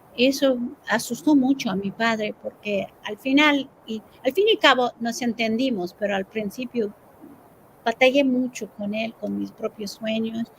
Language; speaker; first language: Spanish; early bilingual, heritage; Spanish